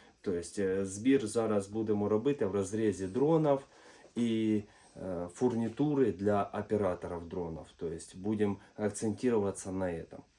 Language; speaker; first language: Ukrainian; non-native, local second language; Russian